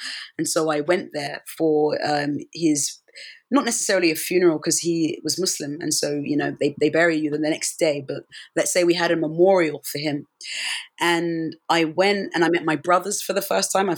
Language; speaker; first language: English; native; English